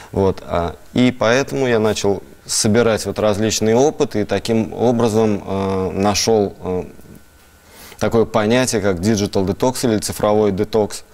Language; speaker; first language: Russian; native; Russian